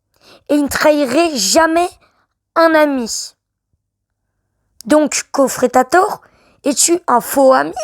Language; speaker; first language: French; native; French